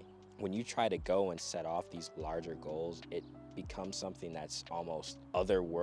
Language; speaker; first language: English; native; English